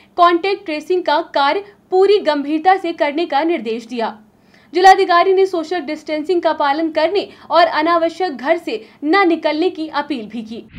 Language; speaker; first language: Hindi; native; Hindi